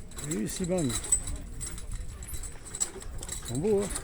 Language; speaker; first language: French; native; French